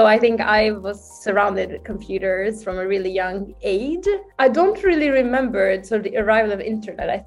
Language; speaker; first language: English; non-native, fluent; Hungarian